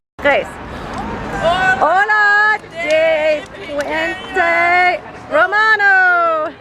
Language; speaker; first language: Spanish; non-native, learner; English